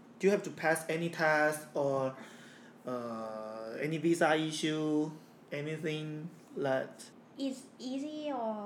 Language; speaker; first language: English; non-native, fluent; Chinese